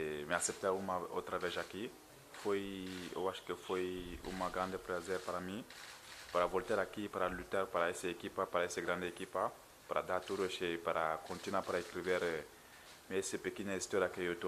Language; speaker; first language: Portuguese; non-native, learner; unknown